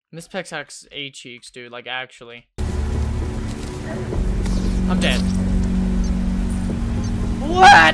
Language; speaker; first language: English; native; English